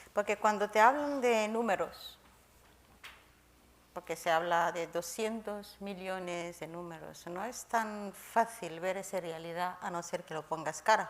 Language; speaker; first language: Spanish; non-native, fluent; Somali